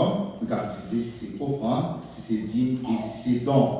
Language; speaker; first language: French; non-native, local second language; Haitian Creole